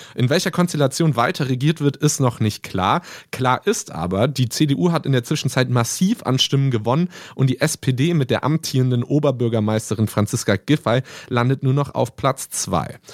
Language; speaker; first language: German; native; German